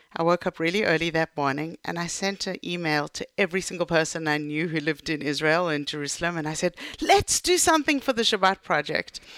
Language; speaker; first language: English; native; English